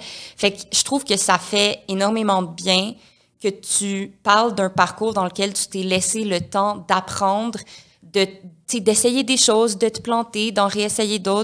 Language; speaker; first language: French; native; French